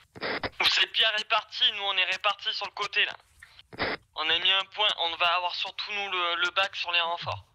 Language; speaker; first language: French; native; French